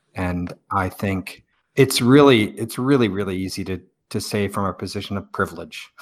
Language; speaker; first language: English; native; English